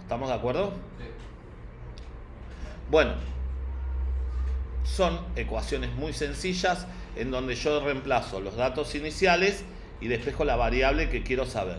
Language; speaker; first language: Spanish; native; Spanish